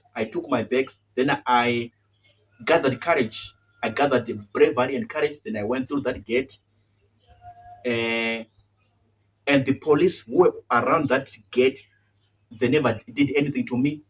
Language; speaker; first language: English; non-native, local second language; Shona